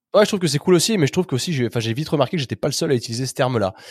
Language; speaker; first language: French; native; French